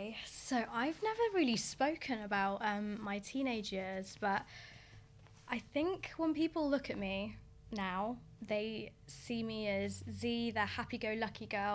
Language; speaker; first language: English; native; English